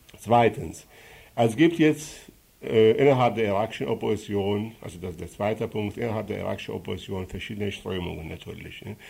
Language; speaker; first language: German; non-native, fluent; Arabic